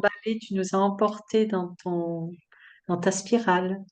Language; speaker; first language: French; native; French